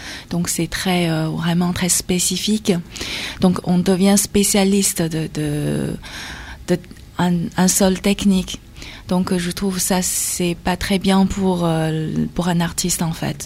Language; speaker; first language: French; non-native, fluent; Chinese